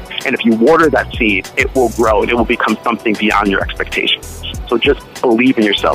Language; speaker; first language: English; native; English